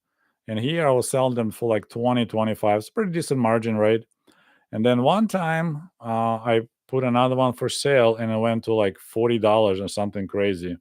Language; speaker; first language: English; non-native, fluent; Russian